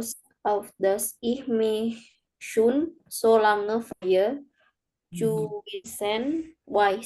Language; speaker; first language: German; non-native, learner; Indonesian